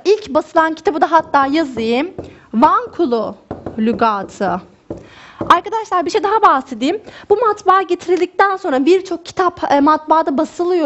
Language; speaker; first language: Turkish; native; Turkish